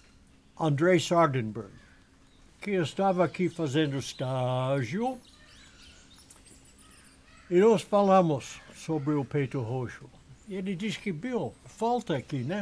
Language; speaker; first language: Portuguese; non-native, learner; English